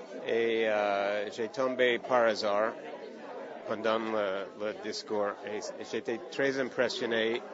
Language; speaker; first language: French; non-native, fluent; English